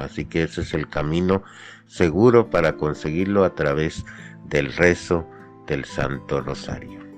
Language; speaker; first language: Spanish; native; Spanish